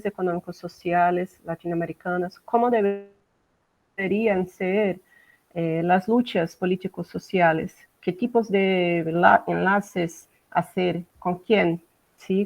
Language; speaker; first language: Spanish; non-native, learner; Portuguese